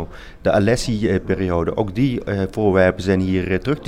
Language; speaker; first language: Dutch; native; Dutch